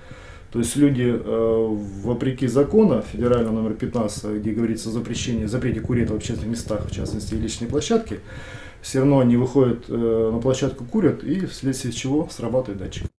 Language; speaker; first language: Russian; native; Russian